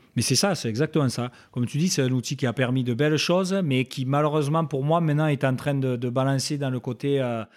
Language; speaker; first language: French; native; French